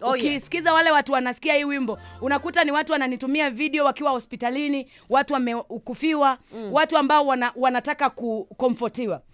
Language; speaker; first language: Swahili; non-native, local second language; Kamba